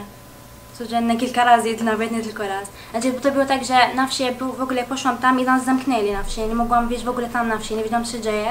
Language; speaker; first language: Polish; early bilingual, heritage; Arabic